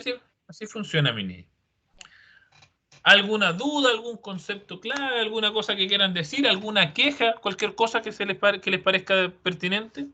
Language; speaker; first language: Spanish; native; Spanish